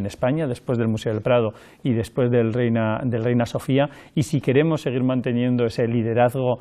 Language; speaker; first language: Spanish; native; Spanish